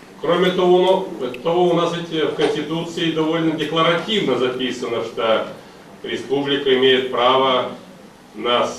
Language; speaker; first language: Russian; native; Russian